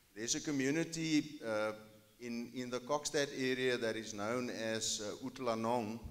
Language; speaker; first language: English; non-native, local second language; Afrikaans